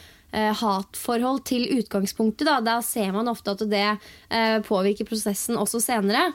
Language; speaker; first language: Norwegian; native; Norwegian